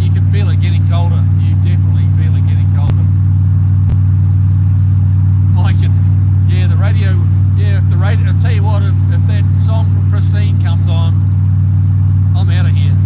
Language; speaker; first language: English; native; English